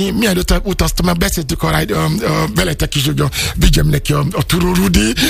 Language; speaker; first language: Hungarian; non-native, learner; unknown